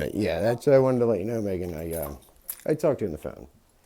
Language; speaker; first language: English; native; English